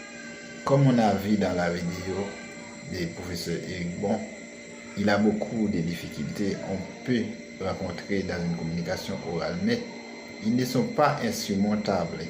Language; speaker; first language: French; non-native, learner; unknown